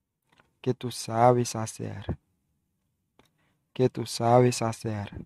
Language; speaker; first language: Spanish; non-native, learner; Haitian Creole